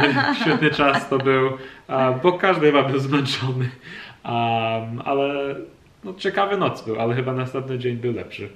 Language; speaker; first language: Polish; non-native, learner; English